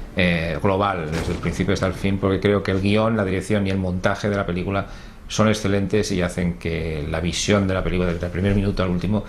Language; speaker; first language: Spanish; native; Spanish